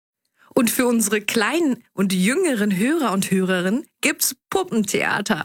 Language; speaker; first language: German; early bilingual, other home language; Turkish